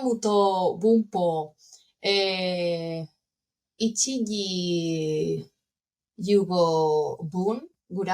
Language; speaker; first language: Japanese; non-native, learner; Spanish